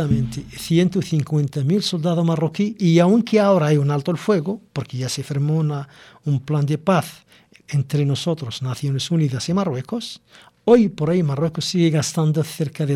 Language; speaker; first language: Spanish; non-native, local second language; Arabic